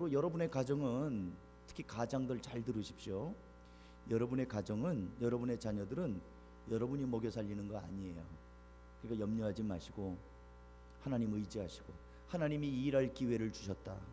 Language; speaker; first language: Korean; native; Korean